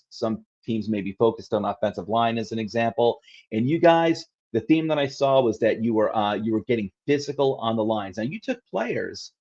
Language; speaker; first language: English; native; English